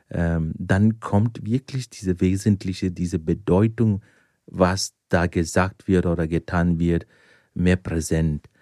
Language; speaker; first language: German; non-native, fluent; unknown